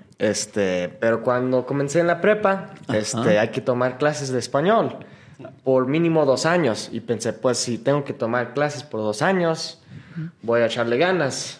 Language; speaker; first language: Spanish; non-native, fluent; English